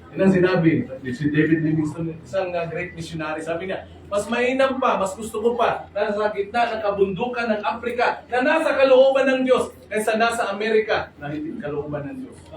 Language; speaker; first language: Filipino; non-native, local second language; Cebuano